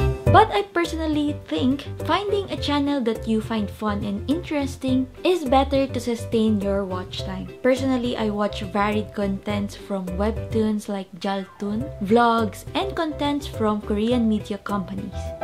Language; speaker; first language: English; non-native, local second language; Filipino